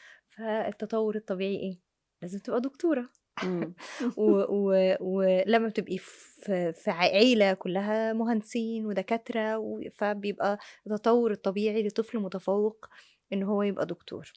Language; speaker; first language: Arabic; native; Arabic